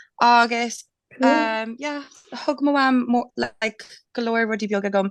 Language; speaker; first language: Irish; non-native, local second language; English